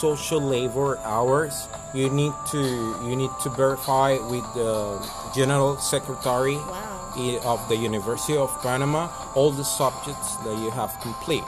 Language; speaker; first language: English; non-native, fluent; Spanish